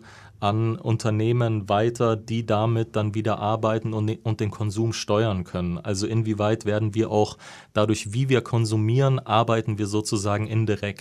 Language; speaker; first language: German; native; German